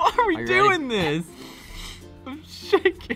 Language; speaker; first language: English; native; English